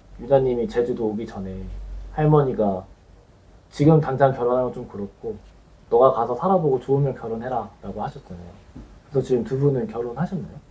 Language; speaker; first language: Korean; native; Korean